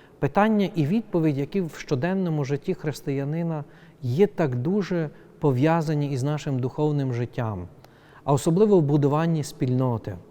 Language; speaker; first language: Ukrainian; native; Ukrainian